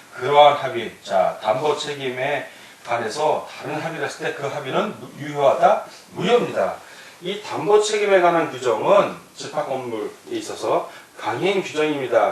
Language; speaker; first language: Korean; native; Korean